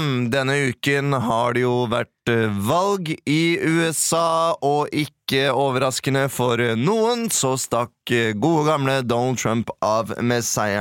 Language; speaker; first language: Norwegian; native; Norwegian